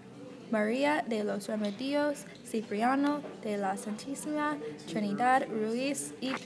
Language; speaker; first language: Spanish; non-native, learner; English